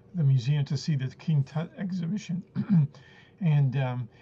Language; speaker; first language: English; early bilingual, other home language; Spanish